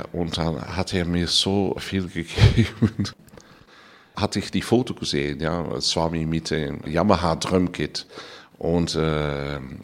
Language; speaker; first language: German; non-native, learner; Dutch